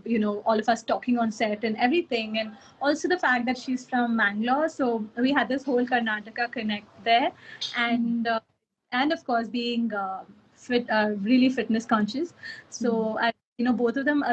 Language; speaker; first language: English; non-native, local second language; Kannada